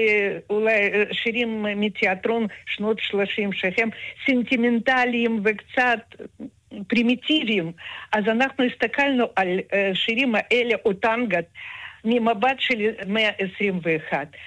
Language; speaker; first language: Hebrew; non-native, fluent; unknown